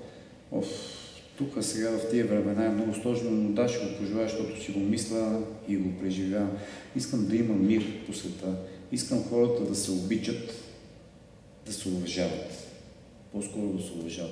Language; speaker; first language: Bulgarian; native; Bulgarian